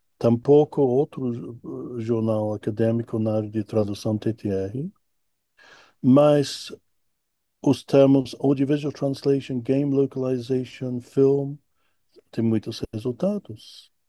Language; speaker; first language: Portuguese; non-native, fluent; English